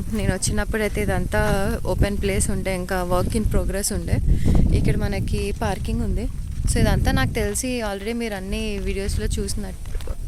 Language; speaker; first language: Telugu; native; Telugu